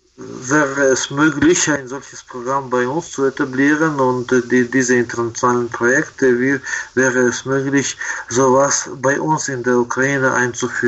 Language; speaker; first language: German; non-native, fluent; Ukrainian